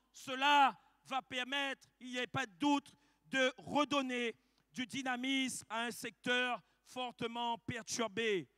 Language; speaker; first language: French; native; French